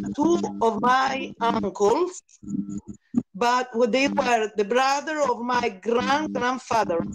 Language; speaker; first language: English; non-native, learner; Italian